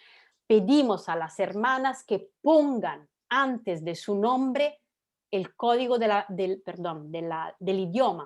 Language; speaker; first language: Spanish; non-native, fluent; Italian